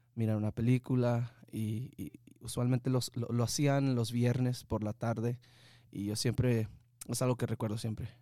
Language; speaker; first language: Spanish; early bilingual, heritage; Spanish